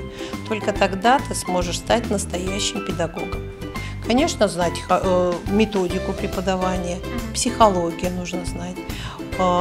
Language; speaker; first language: Russian; native; Russian